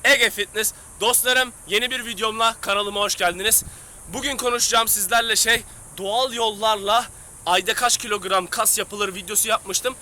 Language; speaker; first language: Turkish; native; Turkish